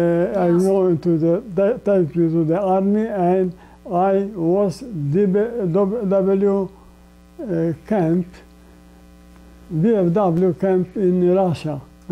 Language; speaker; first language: English; non-native, learner; Polish